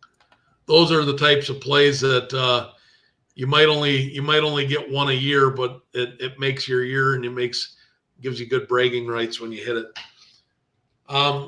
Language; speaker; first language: English; native; English